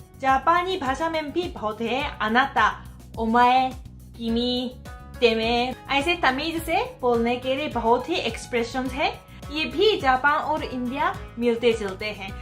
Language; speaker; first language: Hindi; non-native, fluent; Japanese